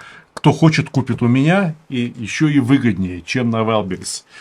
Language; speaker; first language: Russian; native; Russian